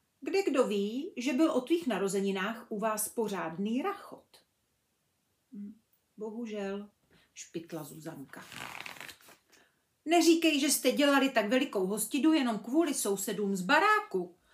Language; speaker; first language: Czech; native; Czech